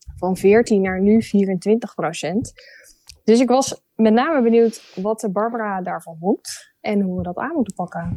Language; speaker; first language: Dutch; native; Dutch